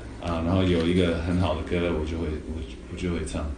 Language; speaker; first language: Chinese; early bilingual, other home language; English